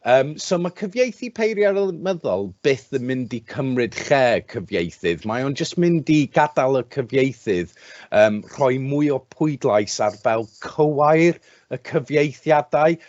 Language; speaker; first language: Welsh; non-native, local second language; English